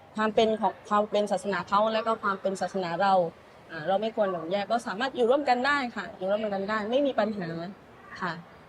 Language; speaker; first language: Thai; non-native, local second language; Malay